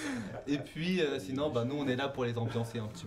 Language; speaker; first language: French; native; French